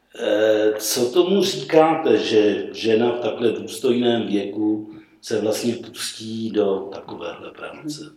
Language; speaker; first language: Czech; native; Czech